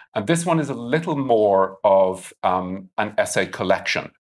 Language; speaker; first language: English; native; English